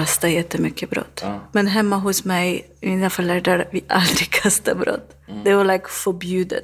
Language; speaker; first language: Swedish; non-native, learner; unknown